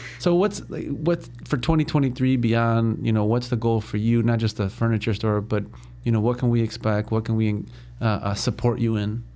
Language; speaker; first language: English; native; English